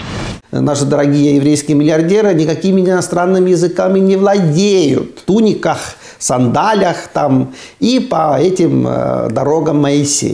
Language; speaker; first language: Russian; non-native, fluent; Estonian